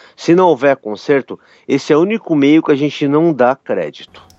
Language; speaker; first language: Portuguese; native; Portuguese